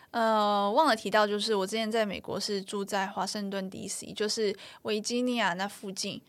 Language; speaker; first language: Chinese; native; Chinese